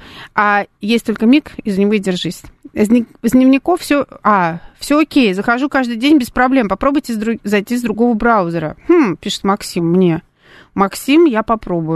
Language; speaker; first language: Russian; native; Russian